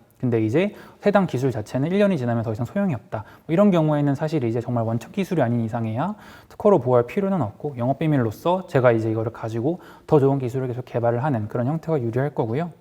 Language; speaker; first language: Korean; native; Korean